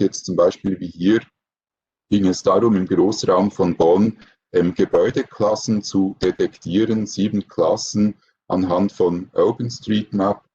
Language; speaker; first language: German; native; German